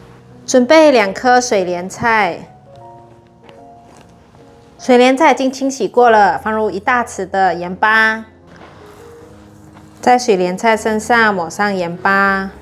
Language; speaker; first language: Chinese; native; Chinese